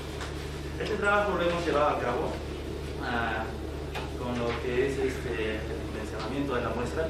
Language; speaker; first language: Spanish; native; Spanish